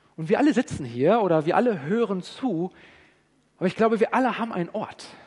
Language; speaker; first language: German; native; German